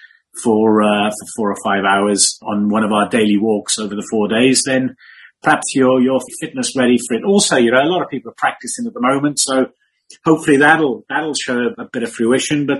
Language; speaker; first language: English; native; English